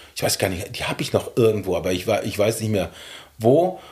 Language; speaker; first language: German; native; German